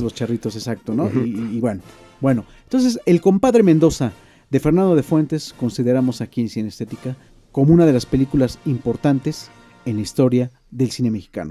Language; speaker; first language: Spanish; native; Spanish